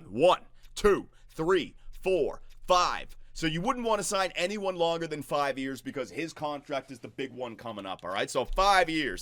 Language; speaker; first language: English; native; English